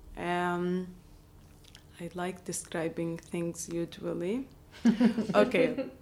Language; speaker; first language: English; non-native, fluent; Arabic